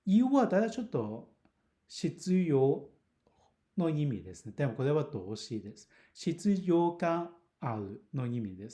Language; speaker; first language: Japanese; non-native, fluent; Cantonese